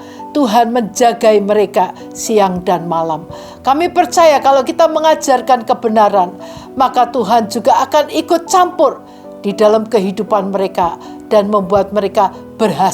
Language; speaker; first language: Indonesian; native; Indonesian